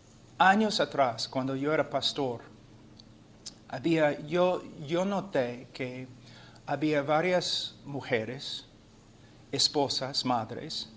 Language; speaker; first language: Spanish; non-native, fluent; English